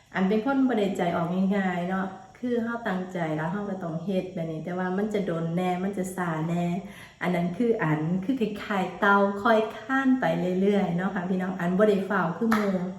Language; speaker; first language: Thai; native; Thai